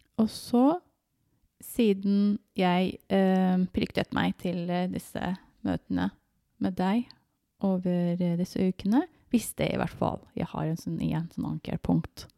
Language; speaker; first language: Norwegian; non-native, fluent; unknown